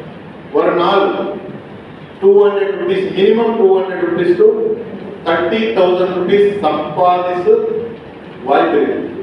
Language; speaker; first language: Tamil; non-native, learner; Kannada